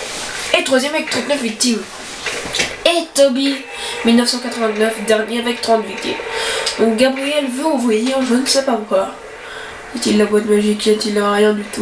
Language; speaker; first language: French; native; French